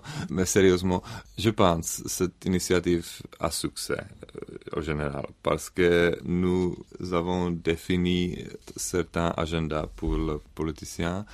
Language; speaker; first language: French; non-native, learner; Czech